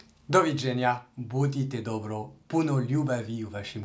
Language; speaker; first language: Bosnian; non-native, learner; French